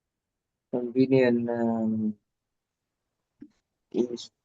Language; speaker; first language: English; non-native, learner; Vietnamese